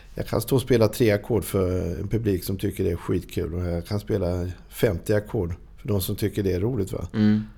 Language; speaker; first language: Swedish; native; Swedish